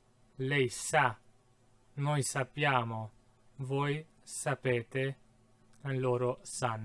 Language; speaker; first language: Italian; non-native, fluent; English